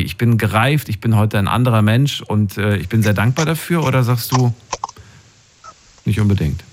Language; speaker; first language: German; native; German